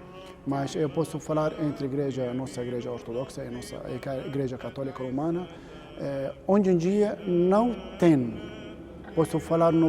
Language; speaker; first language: Portuguese; non-native, learner; Arabic